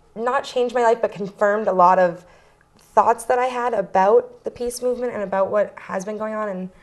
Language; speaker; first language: English; native; English